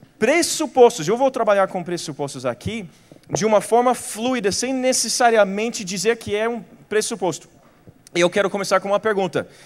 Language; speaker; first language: Portuguese; non-native, fluent; English